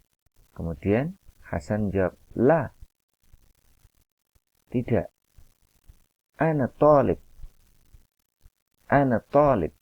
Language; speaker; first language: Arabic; non-native, fluent; Indonesian